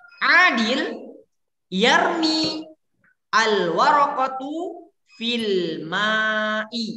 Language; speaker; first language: Arabic; non-native, learner; Indonesian